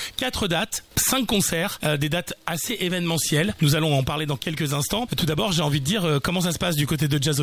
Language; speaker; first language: French; native; French